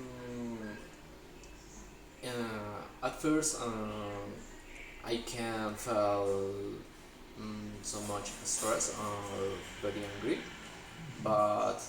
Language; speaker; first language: English; non-native, learner; Spanish